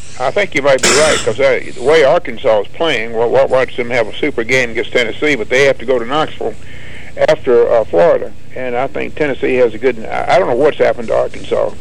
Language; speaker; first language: English; native; English